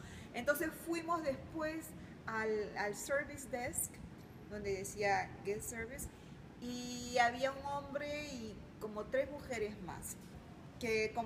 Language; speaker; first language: Spanish; early bilingual, heritage; Spanish